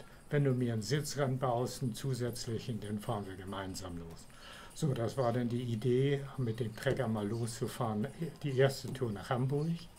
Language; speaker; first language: German; native; German